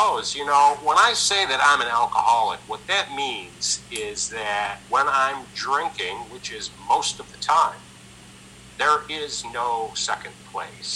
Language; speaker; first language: English; native; English